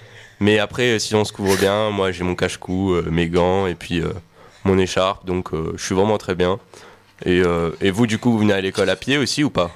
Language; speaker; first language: French; native; French